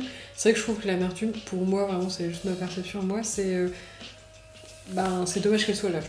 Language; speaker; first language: French; native; French